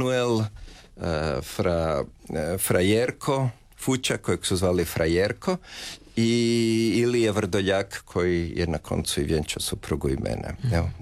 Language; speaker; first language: Serbian; native; Serbian